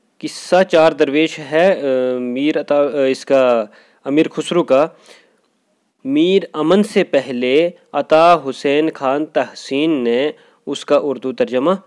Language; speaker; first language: Urdu; non-native, local second language; Kashmiri